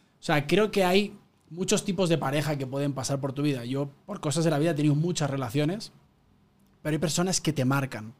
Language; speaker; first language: Spanish; native; Spanish